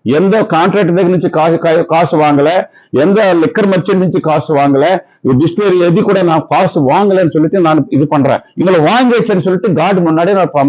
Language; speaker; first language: Tamil; non-native, local second language; Telugu